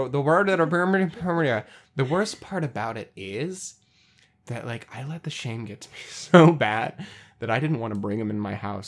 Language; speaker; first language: English; native; English